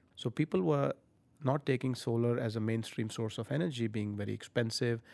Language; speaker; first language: English; non-native, local second language; Punjabi